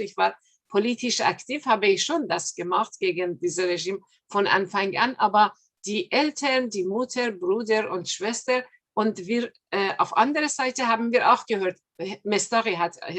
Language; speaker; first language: German; non-native, fluent; Persian